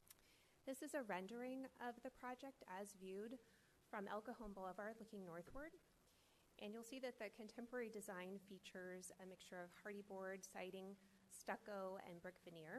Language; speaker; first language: English; native; English